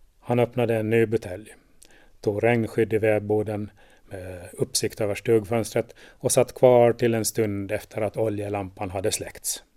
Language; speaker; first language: Swedish; native; Swedish